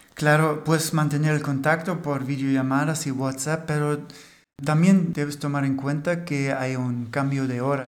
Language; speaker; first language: Spanish; non-native, fluent; German